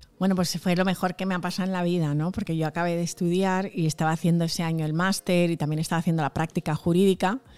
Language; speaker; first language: Spanish; early bilingual, other home language; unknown